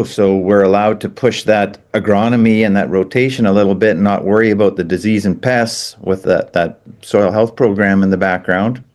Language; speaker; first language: English; native; English